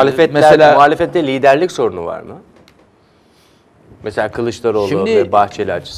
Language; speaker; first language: Turkish; native; Turkish